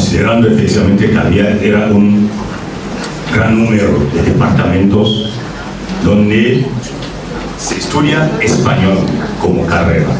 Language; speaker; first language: Spanish; non-native, fluent; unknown